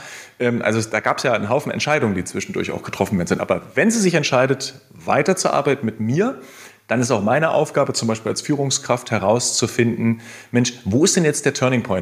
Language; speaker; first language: German; native; German